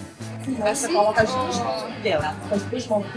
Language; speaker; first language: Portuguese; native; Portuguese